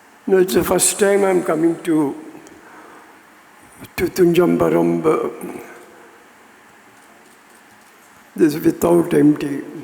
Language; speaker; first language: English; non-native, local second language; Malayalam